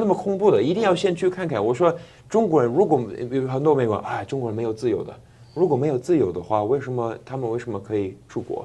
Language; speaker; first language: Chinese; non-native, fluent; English